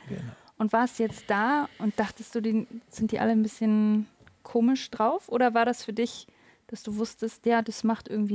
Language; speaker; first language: German; native; German